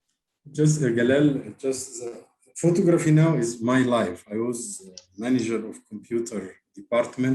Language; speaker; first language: English; non-native, learner; Arabic